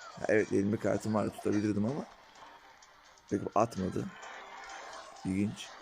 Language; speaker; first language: Turkish; native; Turkish